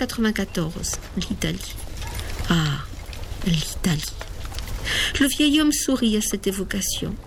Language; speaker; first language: French; native; French